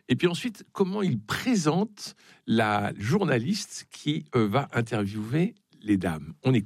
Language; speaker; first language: French; native; French